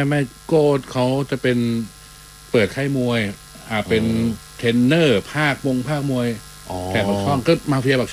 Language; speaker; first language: Thai; native; Thai